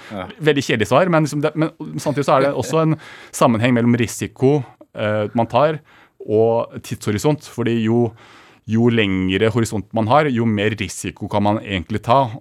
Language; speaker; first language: Norwegian; early bilingual, other home language; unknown